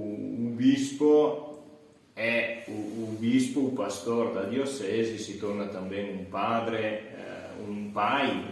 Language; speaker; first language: Portuguese; non-native, fluent; Italian